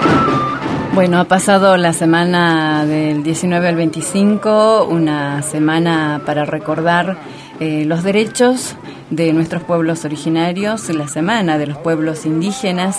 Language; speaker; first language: Spanish; native; Spanish